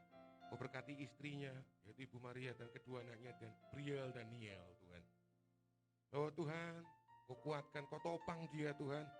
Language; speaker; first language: Indonesian; native; Indonesian